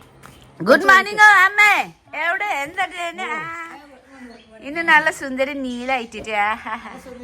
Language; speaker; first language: Malayalam; non-native, learner; Nepali